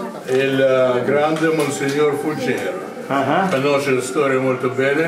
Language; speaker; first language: Italian; non-native, learner; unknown